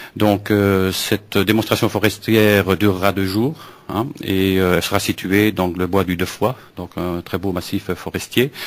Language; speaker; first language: French; native; French